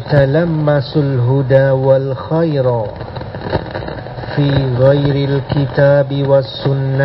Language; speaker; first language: Arabic; non-native, fluent; Indonesian